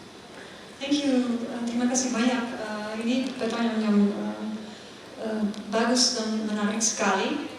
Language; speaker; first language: Indonesian; non-native, learner; Dutch